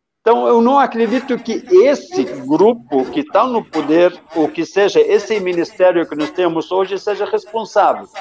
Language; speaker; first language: Portuguese; non-native, fluent; Arabic